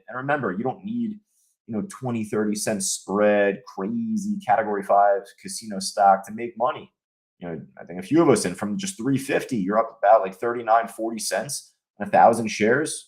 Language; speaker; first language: English; native; English